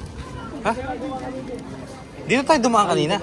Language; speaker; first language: Filipino; native; Filipino